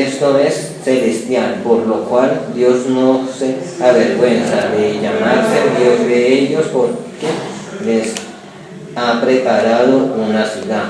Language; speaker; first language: Spanish; native; Spanish